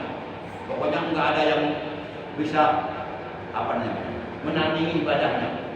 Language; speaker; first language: Indonesian; non-native, local second language; Javanese